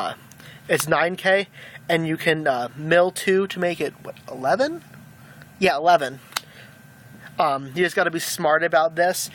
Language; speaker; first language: English; native; English